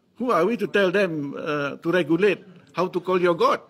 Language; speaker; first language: English; non-native, local second language; Malay